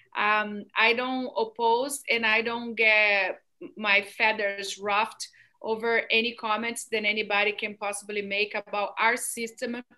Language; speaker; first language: English; non-native, fluent; Portuguese